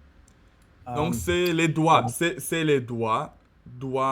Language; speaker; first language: French; non-native, learner; Russian